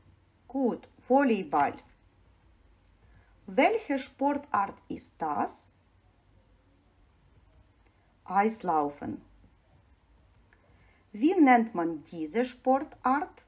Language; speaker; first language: German; non-native, fluent; Ukrainian